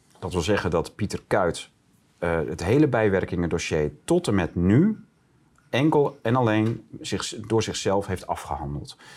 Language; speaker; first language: Dutch; native; Dutch